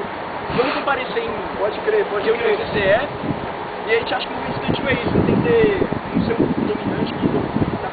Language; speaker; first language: Portuguese; native; Portuguese